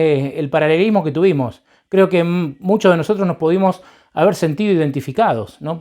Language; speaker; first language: Spanish; native; Spanish